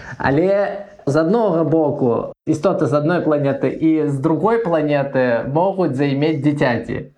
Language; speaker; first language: Belarusian; non-native, local second language; Russian